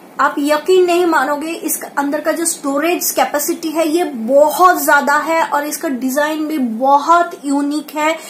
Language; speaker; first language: Hindi; non-native, local second language; Bangla